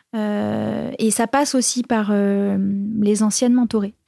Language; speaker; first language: French; native; French